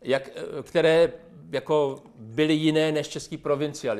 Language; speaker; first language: Czech; native; Czech